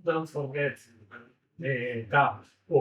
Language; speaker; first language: English; non-native, learner; Italian